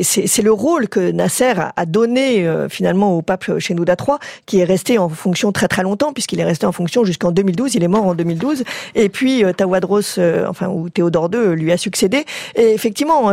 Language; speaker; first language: French; native; French